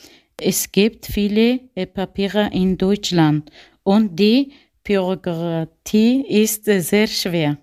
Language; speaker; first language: German; non-native, learner; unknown